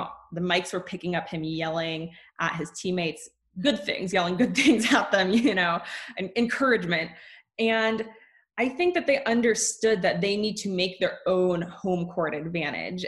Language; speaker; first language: English; native; English